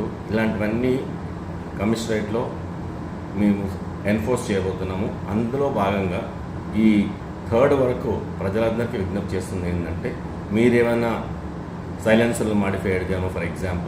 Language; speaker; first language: Telugu; native; Telugu